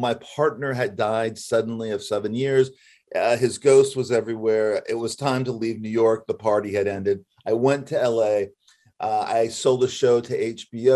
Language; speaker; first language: English; native; English